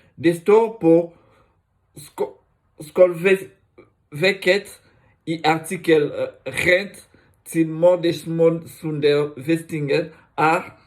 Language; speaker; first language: Swedish; non-native, learner; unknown